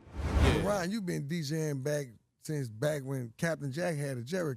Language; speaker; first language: English; native; English